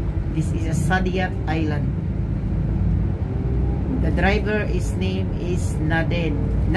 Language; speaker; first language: English; non-native, learner; Cebuano